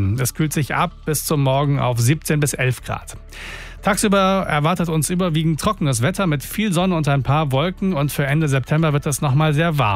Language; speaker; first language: German; native; German